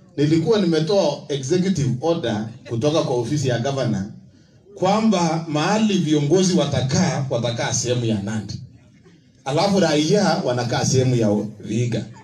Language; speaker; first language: Swahili; non-native, local second language; Kalenjin